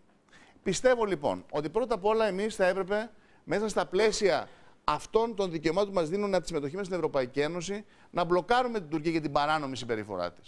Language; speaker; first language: Greek; native; Greek